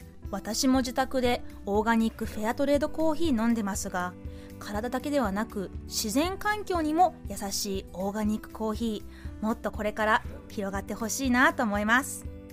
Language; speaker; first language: Japanese; native; Japanese